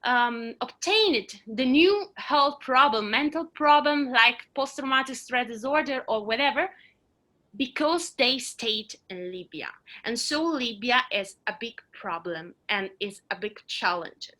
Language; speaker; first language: English; non-native, learner; Italian